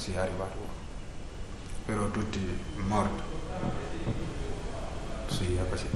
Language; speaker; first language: Italian; non-native, learner; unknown